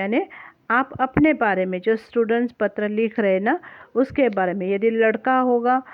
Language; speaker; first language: Hindi; non-native, local second language; Marathi